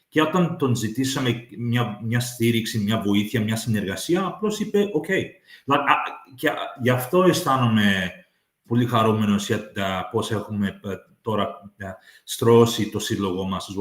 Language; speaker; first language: Greek; early bilingual, heritage; English